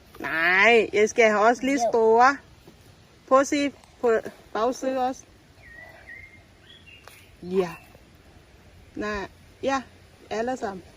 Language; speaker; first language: Danish; non-native, learner; Thai